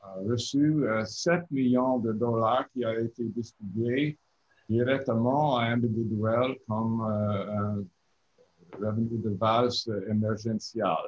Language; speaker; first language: French; non-native, learner; English